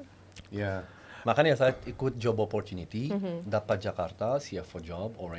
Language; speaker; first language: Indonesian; non-native, learner; French